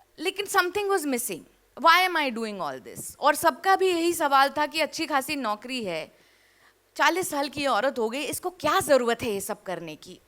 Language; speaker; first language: Hindi; native; Hindi